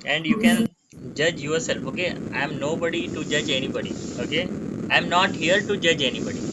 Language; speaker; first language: English; non-native, local second language; Marathi